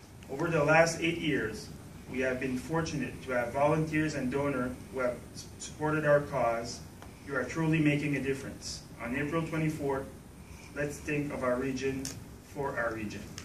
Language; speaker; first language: English; non-native, local second language; French